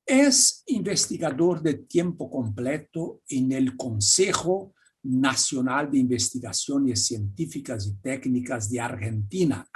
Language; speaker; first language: Spanish; non-native, fluent; Portuguese